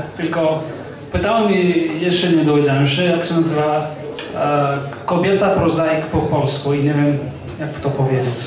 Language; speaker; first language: Polish; non-native, fluent; Georgian